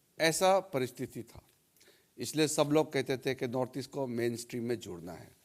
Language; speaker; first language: Hindi; non-native, local second language; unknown